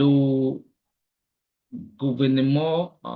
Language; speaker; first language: French; non-native, learner; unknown